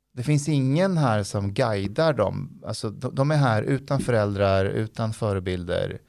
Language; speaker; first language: Swedish; early bilingual, other home language; Persian